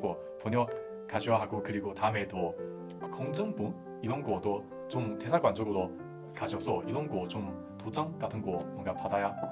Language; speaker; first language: Korean; non-native, fluent; Chinese